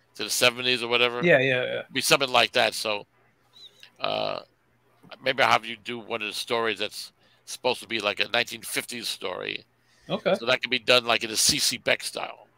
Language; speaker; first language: English; native; English